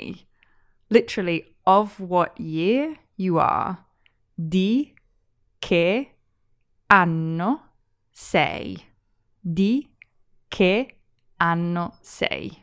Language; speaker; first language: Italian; non-native, learner; English